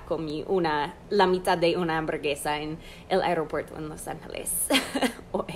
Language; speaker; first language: Spanish; non-native, fluent; English